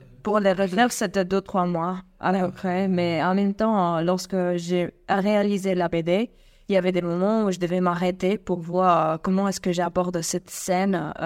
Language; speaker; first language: French; non-native, fluent; Spanish